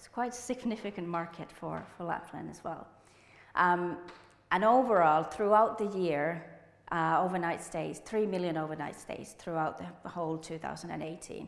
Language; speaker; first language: English; non-native, fluent; Finnish